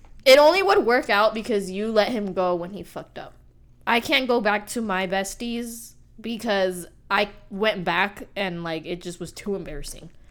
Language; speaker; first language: English; early bilingual, other home language; Spanish